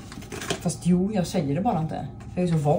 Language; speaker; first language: Swedish; native; Swedish